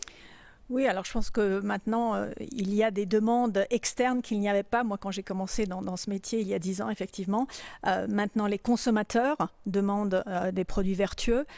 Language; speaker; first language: French; native; French